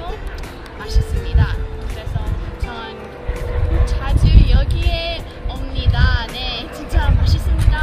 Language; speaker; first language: Korean; non-native, learner; English